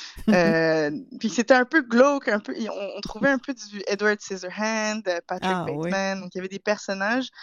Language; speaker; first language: French; native; French